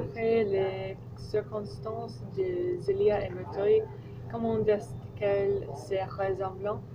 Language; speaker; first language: French; non-native, learner; English